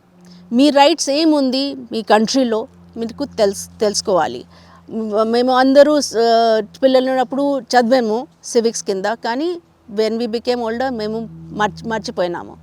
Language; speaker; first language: Telugu; non-native, local second language; Hindi